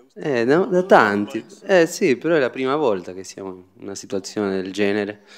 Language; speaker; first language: Italian; non-native, fluent; Spanish